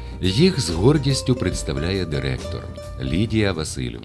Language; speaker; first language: Ukrainian; native; Ukrainian